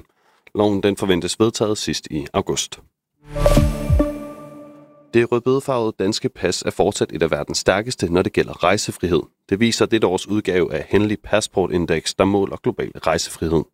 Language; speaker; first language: Danish; native; Danish